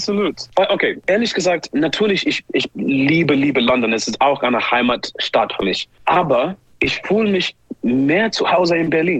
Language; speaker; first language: German; non-native, learner; English